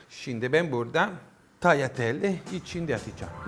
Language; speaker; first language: Turkish; non-native, learner; Italian